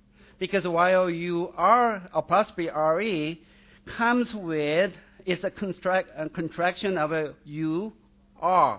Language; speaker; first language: English; non-native, fluent; Korean